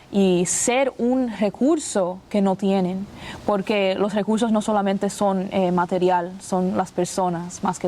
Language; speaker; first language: Spanish; early bilingual, other home language; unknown